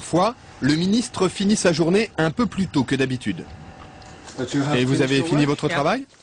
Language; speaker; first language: French; native; French